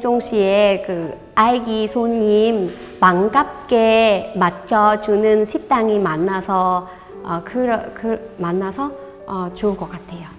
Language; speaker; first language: Korean; non-native, learner; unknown